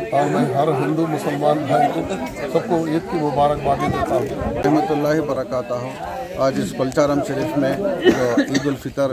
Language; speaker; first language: Hindi; non-native, local second language; Urdu